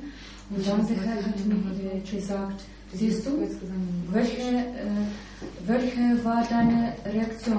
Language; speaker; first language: German; non-native, learner; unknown